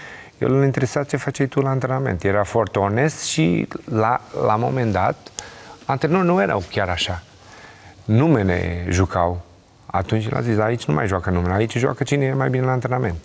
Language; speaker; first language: Romanian; non-native, learner; Portuguese